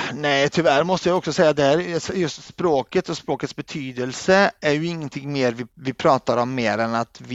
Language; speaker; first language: Swedish; early bilingual, other home language; Arabic